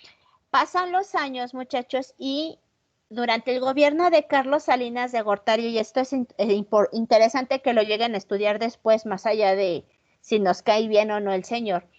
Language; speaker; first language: Spanish; native; Spanish